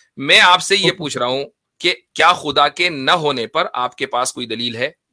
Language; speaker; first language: Hindi; native; Hindi